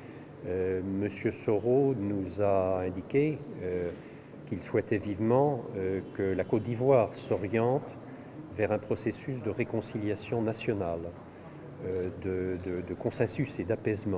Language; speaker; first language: French; native; French